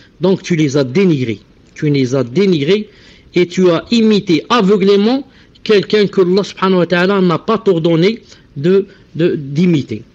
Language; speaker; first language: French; non-native, local second language; Arabic